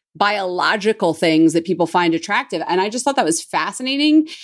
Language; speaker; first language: English; native; English